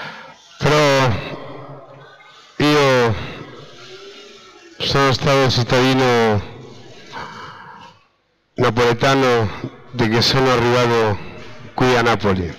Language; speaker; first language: Italian; non-native, fluent; Spanish